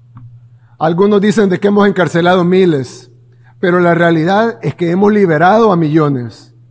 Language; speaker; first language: Spanish; native; Spanish